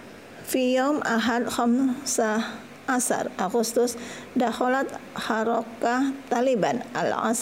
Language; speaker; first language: Arabic; non-native, learner; Indonesian